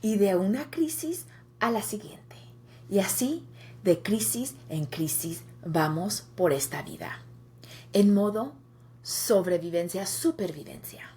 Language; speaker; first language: Spanish; early bilingual, heritage; Spanish